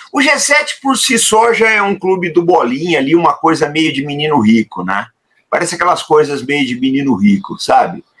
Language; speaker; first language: Portuguese; native; Portuguese